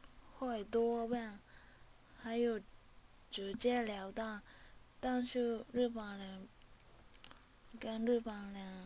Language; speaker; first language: Chinese; non-native, learner; Japanese